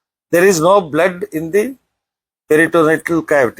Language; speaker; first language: English; non-native, local second language; Telugu